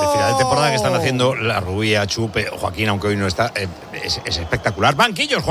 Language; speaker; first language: Spanish; native; Spanish